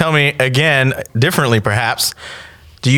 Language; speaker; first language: English; native; English